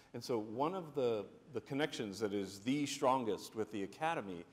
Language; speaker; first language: English; native; English